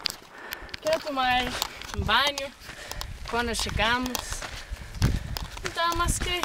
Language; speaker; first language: Portuguese; non-native, learner; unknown